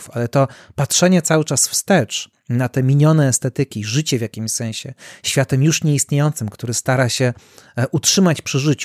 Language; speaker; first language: Polish; native; Polish